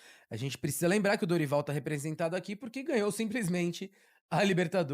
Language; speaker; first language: Portuguese; native; Portuguese